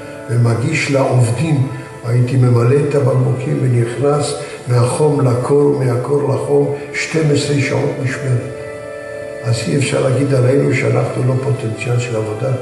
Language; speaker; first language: Hebrew; early bilingual, other home language; Yiddish